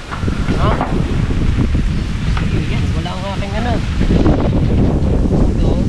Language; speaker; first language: Filipino; native; Filipino